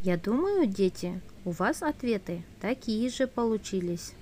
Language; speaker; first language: Russian; non-native, local second language; Kazakh